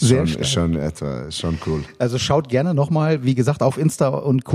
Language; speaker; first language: German; native; German